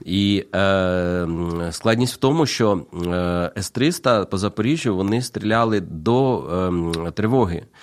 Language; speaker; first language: Ukrainian; native; Ukrainian